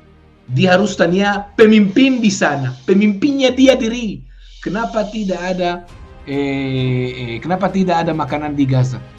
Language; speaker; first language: Indonesian; non-native, fluent; Hebrew